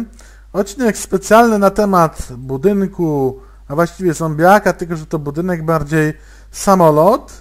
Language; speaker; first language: Polish; native; Polish